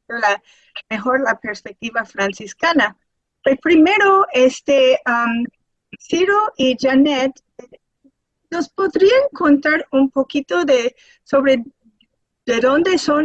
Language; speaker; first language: Spanish; non-native, fluent; English